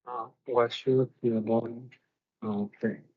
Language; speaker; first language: English; non-native, learner; Spanish